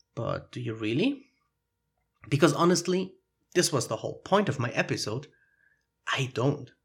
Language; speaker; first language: English; non-native, fluent; German